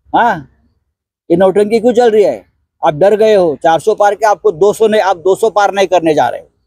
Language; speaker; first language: Hindi; non-native, local second language; Marathi